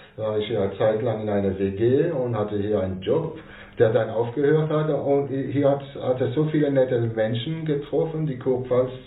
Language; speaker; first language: German; non-native, local second language; French